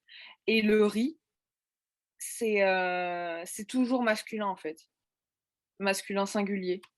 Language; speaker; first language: French; native; French